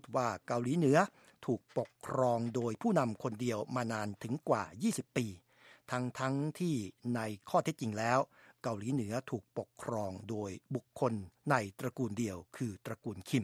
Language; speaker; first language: Thai; native; Thai